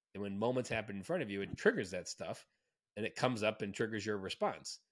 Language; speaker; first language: English; native; English